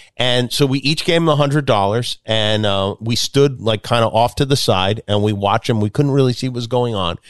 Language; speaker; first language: English; native; English